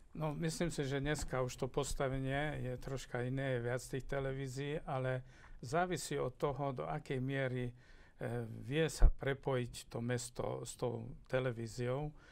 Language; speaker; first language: Slovak; native; Slovak